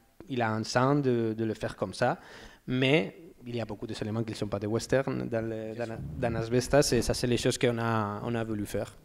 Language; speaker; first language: French; non-native, learner; Spanish